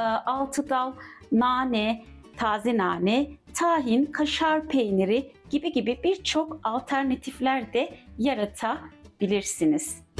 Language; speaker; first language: Turkish; native; Turkish